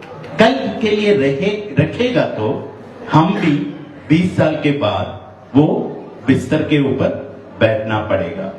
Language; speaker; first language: Hindi; non-native, learner; Nepali